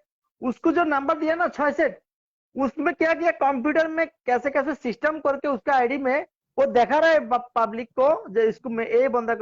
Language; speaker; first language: Hindi; non-native, learner; Bangla